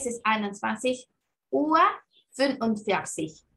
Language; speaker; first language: German; non-native, fluent; Spanish